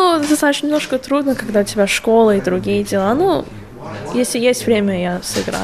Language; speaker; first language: Russian; early bilingual, heritage; Russian